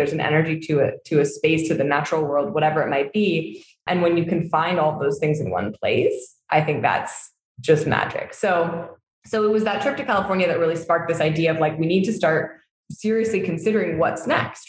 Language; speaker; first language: English; native; English